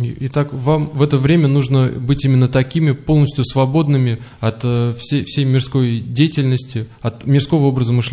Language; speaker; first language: Russian; native; Russian